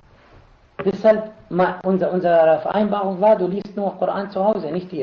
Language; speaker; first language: German; non-native, fluent; Arabic